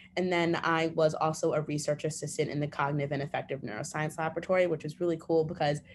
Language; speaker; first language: English; native; English